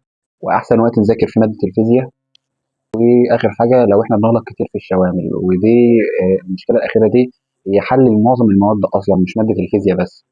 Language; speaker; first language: Arabic; native; Arabic